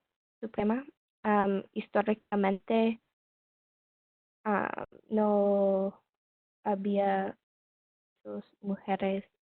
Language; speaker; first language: Spanish; non-native, learner; English